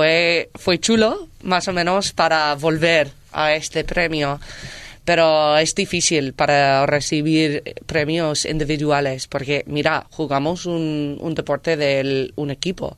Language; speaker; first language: Spanish; non-native, learner; English